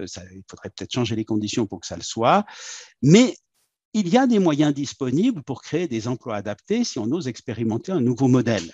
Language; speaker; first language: French; native; French